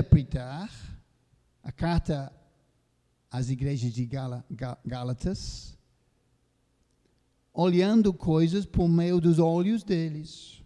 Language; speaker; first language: Portuguese; non-native, fluent; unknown